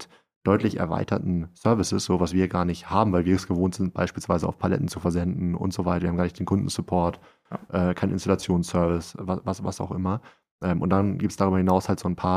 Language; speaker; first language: German; native; German